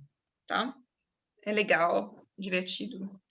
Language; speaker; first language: Portuguese; non-native, fluent; German